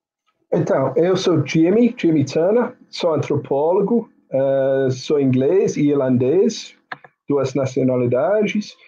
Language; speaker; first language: Portuguese; non-native, fluent; English